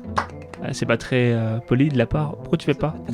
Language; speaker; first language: French; native; French